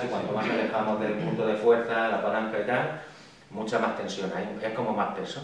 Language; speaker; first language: Spanish; native; Spanish